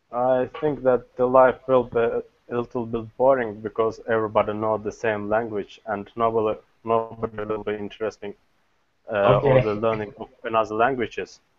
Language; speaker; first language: English; non-native, learner; Azerbaijani